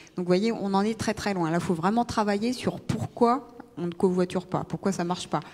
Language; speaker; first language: French; native; French